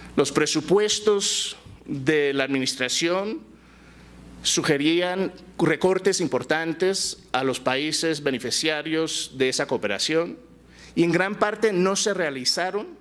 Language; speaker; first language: Spanish; early bilingual, heritage; Spanish